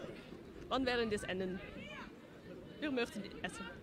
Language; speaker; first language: German; non-native, learner; Dutch